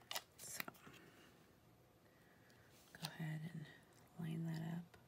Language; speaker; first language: English; native; English